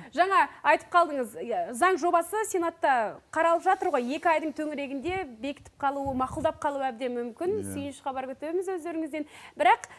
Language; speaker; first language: Kazakh; native; Kazakh